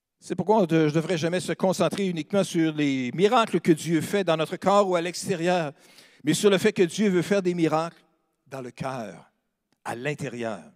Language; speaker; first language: French; native; French